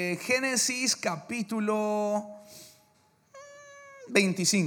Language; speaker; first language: Spanish; early bilingual, heritage; English